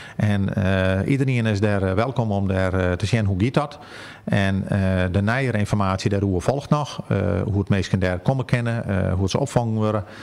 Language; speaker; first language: Dutch; non-native, local second language; Western Frisian